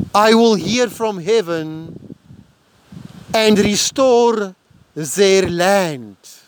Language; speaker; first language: English; non-native, local second language; Afrikaans